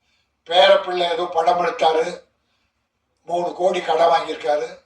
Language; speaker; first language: Tamil; native; Tamil